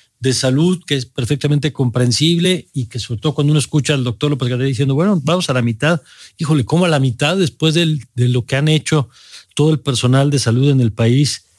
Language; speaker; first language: Spanish; native; Spanish